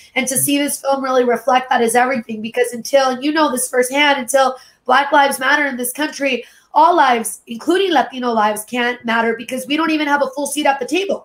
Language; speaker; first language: English; early bilingual, other home language; Spanish